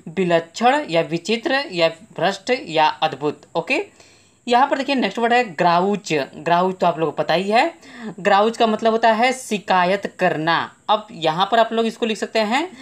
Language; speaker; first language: Hindi; native; Hindi